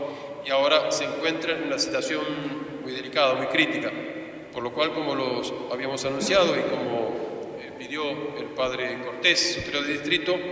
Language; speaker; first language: Spanish; native; Spanish